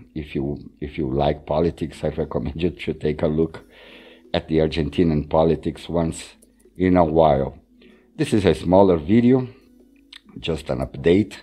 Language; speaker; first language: English; non-native, fluent; Portuguese